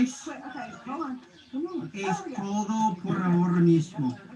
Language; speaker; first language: Spanish; non-native, learner; English